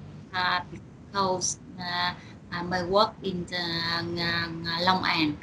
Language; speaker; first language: English; non-native, learner; Vietnamese